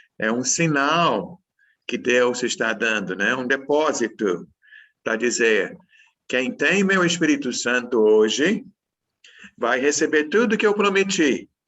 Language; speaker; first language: Portuguese; non-native, fluent; English